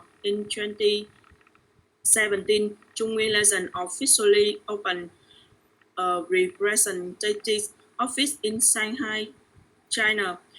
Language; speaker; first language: English; non-native, learner; Vietnamese